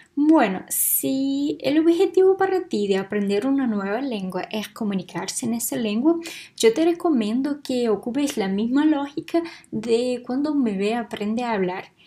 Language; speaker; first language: Spanish; non-native, fluent; Portuguese